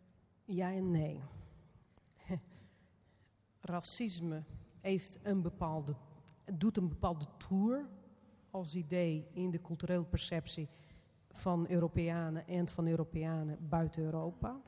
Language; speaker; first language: Dutch; non-native, fluent; Portuguese